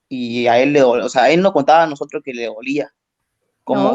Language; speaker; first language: Spanish; native; Spanish